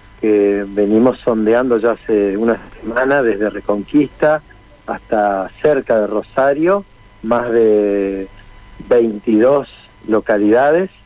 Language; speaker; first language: Spanish; native; Spanish